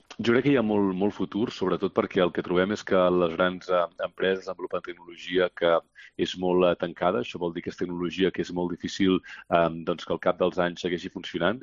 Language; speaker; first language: Catalan; native; Catalan